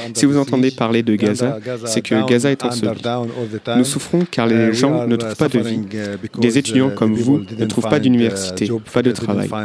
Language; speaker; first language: French; non-native, fluent; Arabic